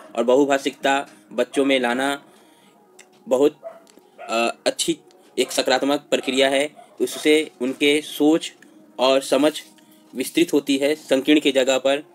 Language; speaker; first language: Hindi; non-native, local second language; Bhojpuri